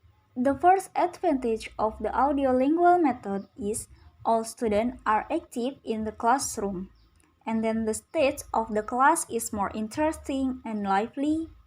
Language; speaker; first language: English; non-native, learner; Indonesian